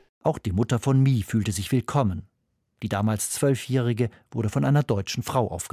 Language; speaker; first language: German; native; German